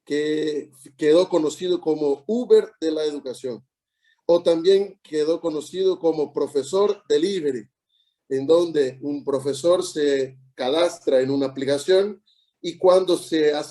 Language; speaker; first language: Spanish; non-native, fluent; Portuguese